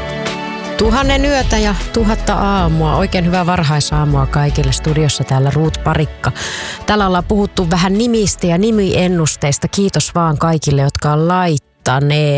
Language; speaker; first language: Finnish; native; Finnish